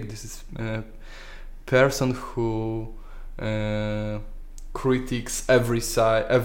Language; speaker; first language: English; non-native, learner; Polish